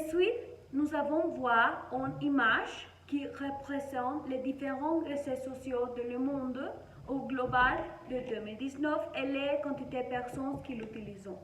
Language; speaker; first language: French; non-native, learner; Spanish